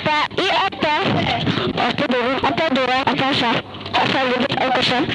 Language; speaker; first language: Russian; native; Russian